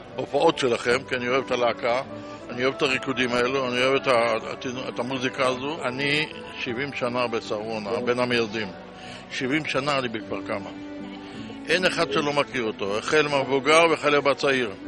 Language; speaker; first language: Hebrew; native; Hebrew